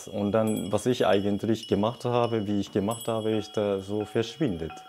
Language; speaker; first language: German; non-native, fluent; Japanese